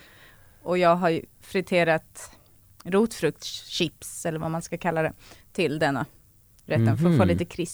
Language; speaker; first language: Swedish; native; Swedish